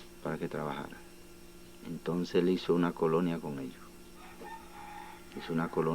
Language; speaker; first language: Spanish; non-native, local second language; Haitian Creole